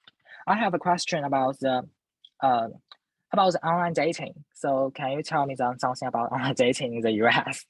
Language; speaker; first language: English; non-native, learner; Chinese